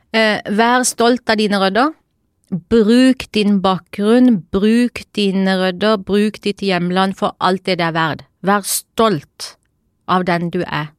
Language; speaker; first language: Norwegian; early bilingual, other home language; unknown